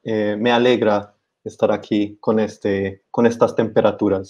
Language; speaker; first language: Spanish; native; Spanish